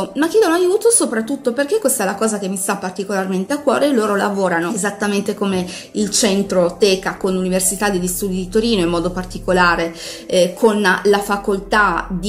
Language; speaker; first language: Italian; native; Italian